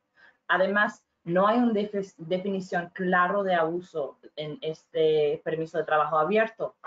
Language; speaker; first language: Spanish; non-native, fluent; English